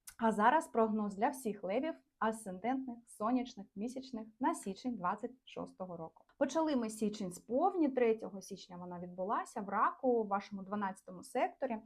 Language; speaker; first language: Ukrainian; non-native, local second language; Russian